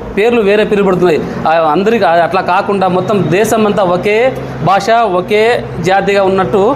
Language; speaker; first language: Telugu; non-native, local second language; Lambadi